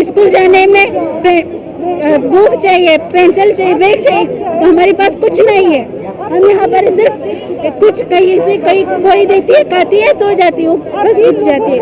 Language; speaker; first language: Hindi; non-native, learner; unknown